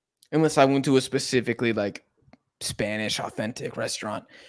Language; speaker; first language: English; native; English